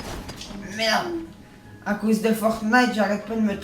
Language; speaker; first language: French; native; French